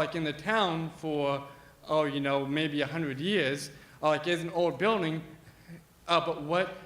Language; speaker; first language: English; native; English